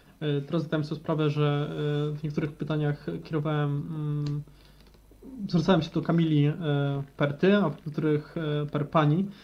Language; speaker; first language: Polish; native; Polish